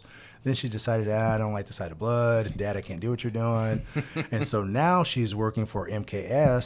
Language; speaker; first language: English; native; English